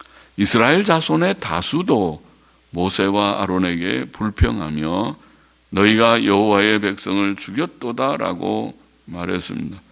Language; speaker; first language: Korean; native; Korean